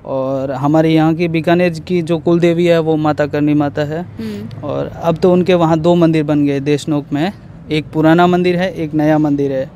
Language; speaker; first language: Hindi; native; Hindi